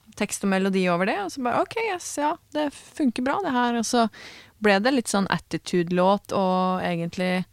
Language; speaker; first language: Norwegian; native; Norwegian